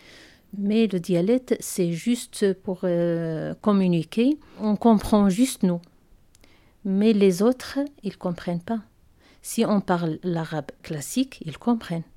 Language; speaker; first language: French; non-native, learner; Arabic